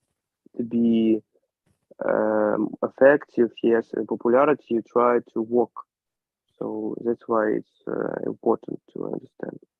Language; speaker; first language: English; non-native, learner; Ukrainian